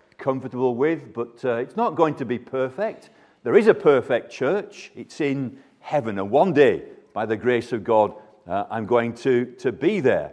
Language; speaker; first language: English; native; English